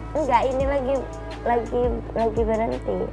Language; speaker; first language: Indonesian; native; Indonesian